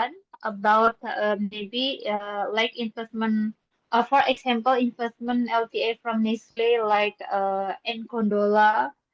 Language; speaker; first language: English; non-native, learner; Indonesian